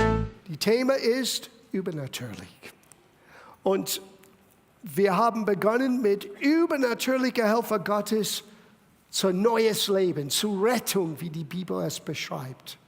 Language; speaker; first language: German; non-native, fluent; English